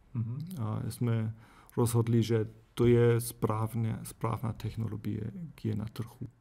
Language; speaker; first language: Czech; non-native, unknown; German